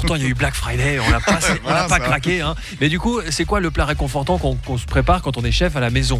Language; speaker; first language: French; native; French